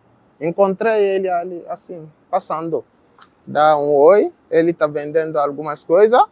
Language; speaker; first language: Portuguese; non-native, learner; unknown